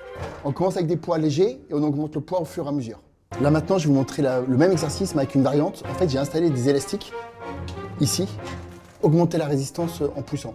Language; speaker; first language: French; native; French